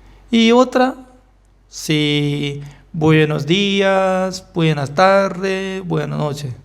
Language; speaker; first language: Spanish; non-native, fluent; Korean